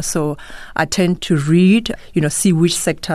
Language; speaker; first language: English; non-native, local second language; Tswana